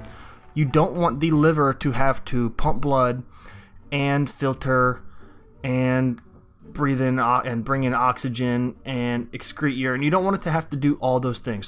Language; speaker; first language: English; native; English